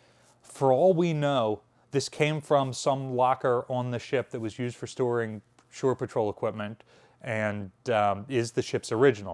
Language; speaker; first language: English; native; English